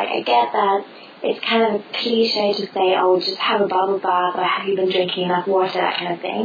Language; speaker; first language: English; non-native, fluent; German